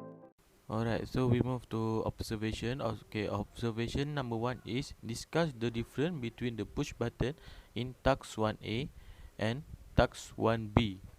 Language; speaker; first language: English; non-native, local second language; Malay